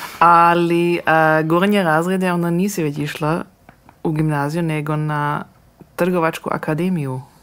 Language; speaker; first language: Croatian; native; Croatian